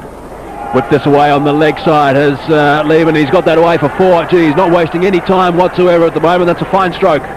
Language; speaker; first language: English; native; English